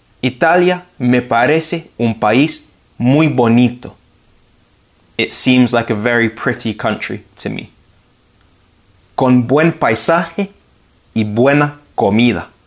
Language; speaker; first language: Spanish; non-native, fluent; English